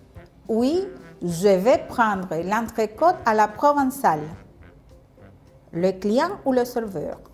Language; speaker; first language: French; non-native, fluent; Spanish